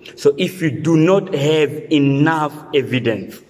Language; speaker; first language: English; non-native, fluent; French